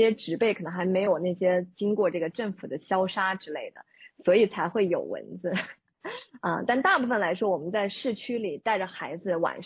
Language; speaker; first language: Chinese; native; Chinese